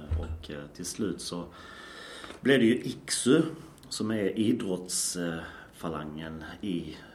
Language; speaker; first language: Swedish; native; Swedish